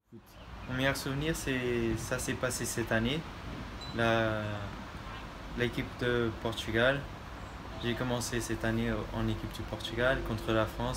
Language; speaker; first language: French; early bilingual, other home language; Portuguese